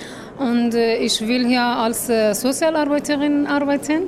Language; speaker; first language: German; non-native, learner; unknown